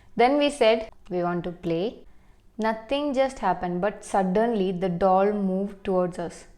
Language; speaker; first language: English; non-native, local second language; Malayalam